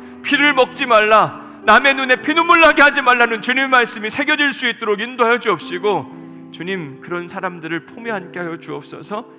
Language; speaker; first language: Korean; native; Korean